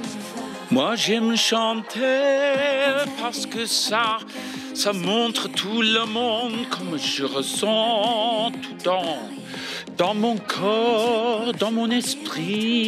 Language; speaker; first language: French; non-native, learner; English